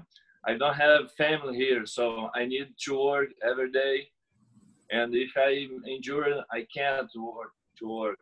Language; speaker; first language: English; non-native, learner; Portuguese